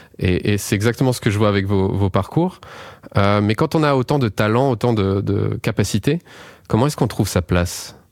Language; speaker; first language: French; native; French